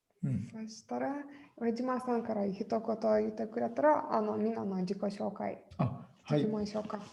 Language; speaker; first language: Japanese; non-native, fluent; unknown